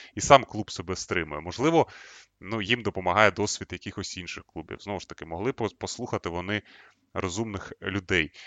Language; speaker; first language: Ukrainian; native; Ukrainian